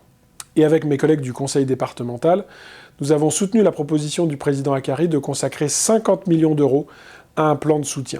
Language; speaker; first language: French; native; French